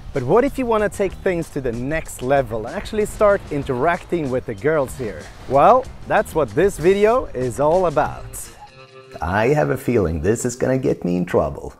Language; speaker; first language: English; non-native, fluent; Swedish